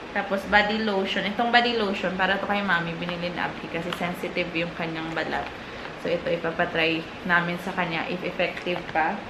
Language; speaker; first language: Filipino; non-native, local second language; Hiligaynon